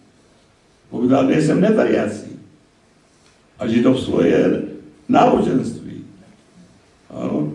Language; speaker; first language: Slovak; non-native, fluent; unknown